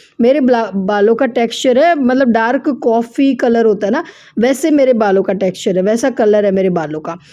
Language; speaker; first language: Hindi; native; Hindi